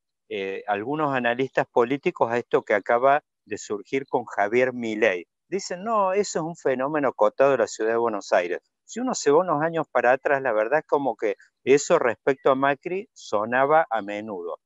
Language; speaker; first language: Spanish; native; Spanish